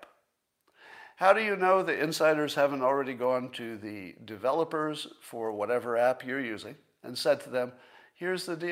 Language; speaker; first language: English; native; English